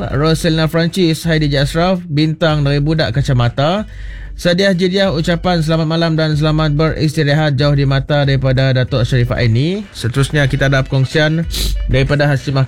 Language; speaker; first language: Malay; native; Malay